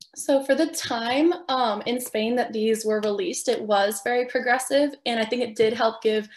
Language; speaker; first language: English; native; English